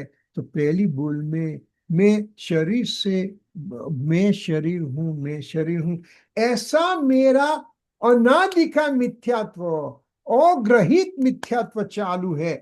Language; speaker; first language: Hindi; non-native, local second language; Gujarati